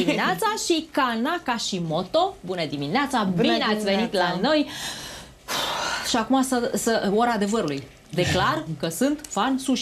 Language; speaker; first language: Romanian; native; Romanian